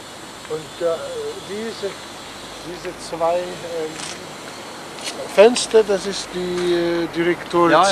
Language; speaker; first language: German; non-native, learner; Czech